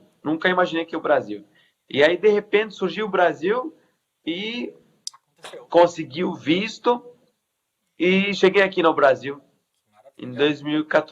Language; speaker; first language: Portuguese; non-native, fluent; Arabic